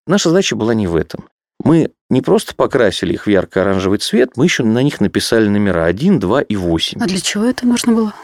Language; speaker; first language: Russian; native; Russian